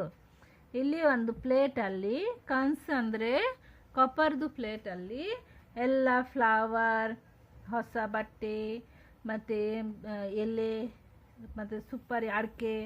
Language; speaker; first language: Kannada; non-native, local second language; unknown